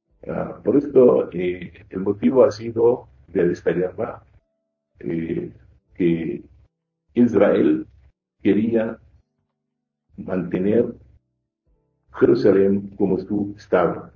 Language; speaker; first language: Spanish; non-native, fluent; Arabic